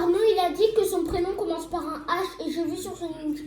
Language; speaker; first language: French; native; French